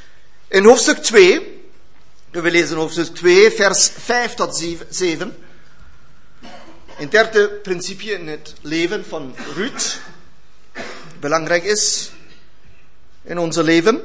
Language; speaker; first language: Dutch; non-native, learner; German